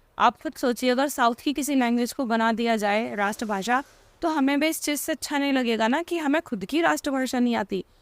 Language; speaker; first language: Hindi; native; Hindi